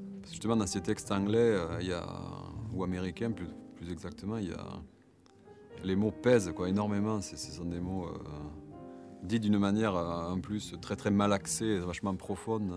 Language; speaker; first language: French; native; French